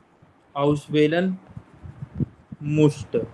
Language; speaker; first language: German; non-native, fluent; Hindi